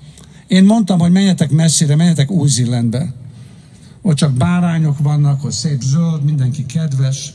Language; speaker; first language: Hungarian; early bilingual, heritage; Hungarian